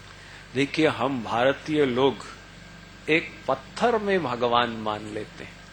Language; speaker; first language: Hindi; native; Hindi